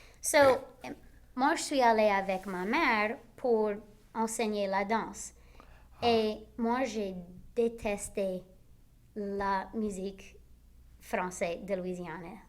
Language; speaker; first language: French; non-native, local second language; English